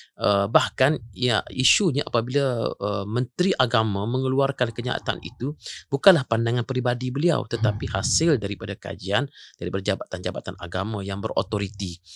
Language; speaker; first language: Malay; native; Malay